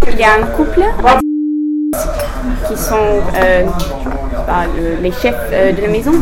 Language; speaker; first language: French; non-native, learner; English